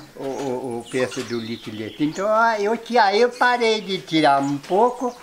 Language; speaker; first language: Portuguese; native; Portuguese